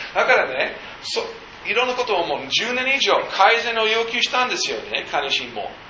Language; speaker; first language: Japanese; non-native, fluent; English